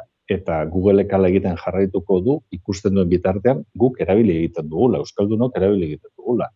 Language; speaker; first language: Basque; native; Basque